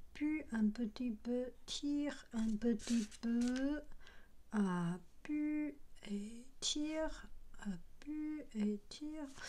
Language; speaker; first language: French; non-native, learner; Chinese